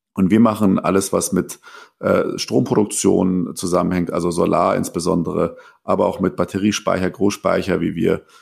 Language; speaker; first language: German; early bilingual, other home language; Persian